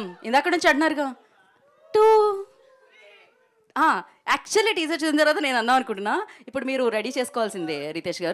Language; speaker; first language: Telugu; native; Telugu